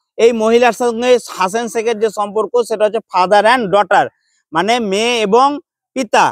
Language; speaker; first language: Bangla; native; Bangla